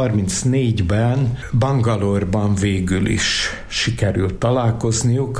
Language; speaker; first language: Hungarian; native; Hungarian